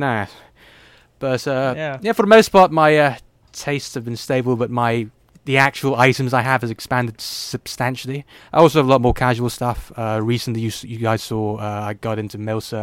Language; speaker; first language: English; native; English